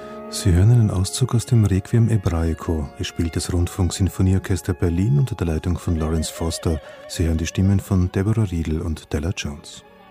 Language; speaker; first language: German; native; German